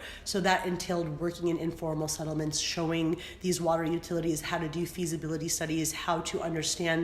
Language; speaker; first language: English; early bilingual, other home language; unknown